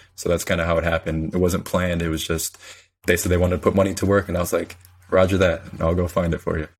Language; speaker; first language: English; native; English